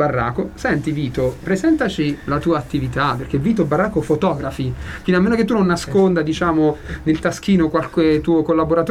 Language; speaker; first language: Italian; native; Italian